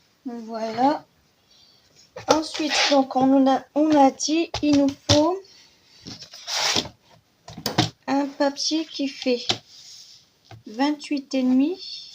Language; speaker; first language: French; native; French